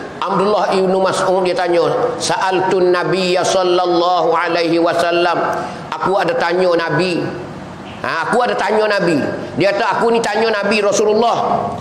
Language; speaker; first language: Malay; native; Malay